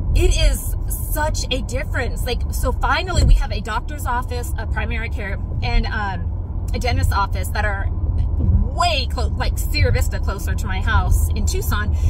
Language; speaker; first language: English; native; English